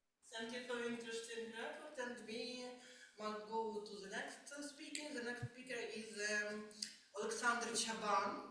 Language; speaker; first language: English; non-native, learner; Ukrainian